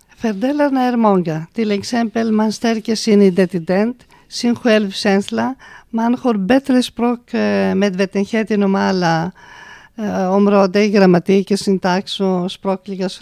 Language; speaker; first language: Swedish; non-native, fluent; Greek